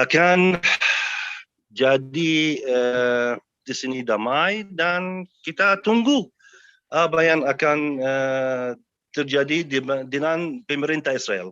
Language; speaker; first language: Indonesian; non-native, learner; Arabic